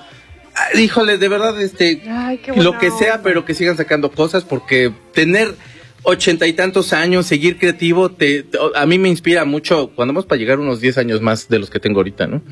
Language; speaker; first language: Spanish; native; Spanish